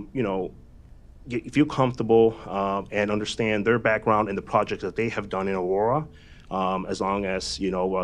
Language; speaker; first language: English; native; English